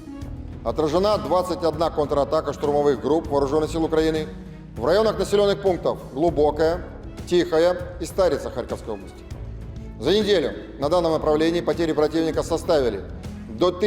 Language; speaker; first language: Russian; native; Russian